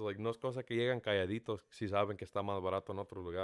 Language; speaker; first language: Spanish; early bilingual, heritage; Spanish